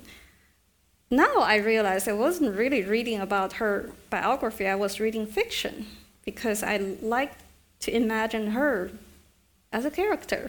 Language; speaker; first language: English; non-native, fluent; Chinese